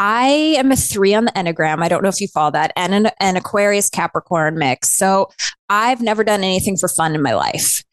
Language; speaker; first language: English; native; English